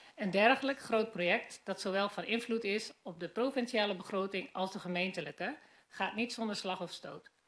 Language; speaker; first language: Dutch; native; Dutch